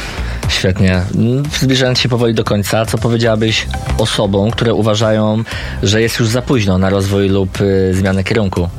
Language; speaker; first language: Polish; native; Polish